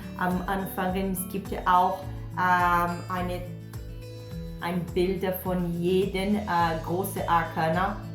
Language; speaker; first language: German; non-native, learner; Portuguese